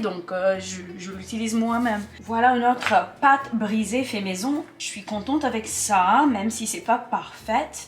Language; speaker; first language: French; non-native, fluent; English